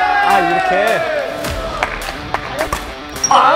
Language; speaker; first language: Korean; native; Korean